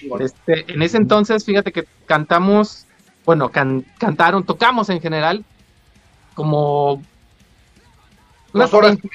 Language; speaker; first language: Spanish; native; Spanish